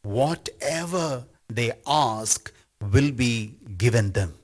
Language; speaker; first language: English; non-native, local second language; Tamil